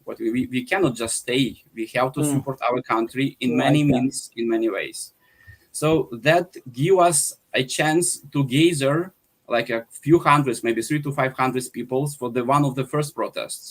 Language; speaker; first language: English; non-native, fluent; Ukrainian